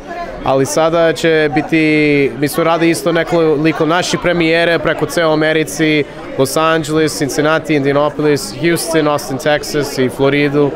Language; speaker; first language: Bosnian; early bilingual, heritage; Serbian